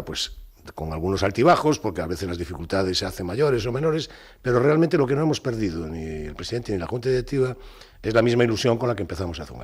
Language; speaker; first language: Spanish; native; Spanish